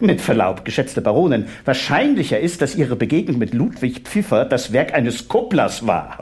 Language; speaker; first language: German; native; German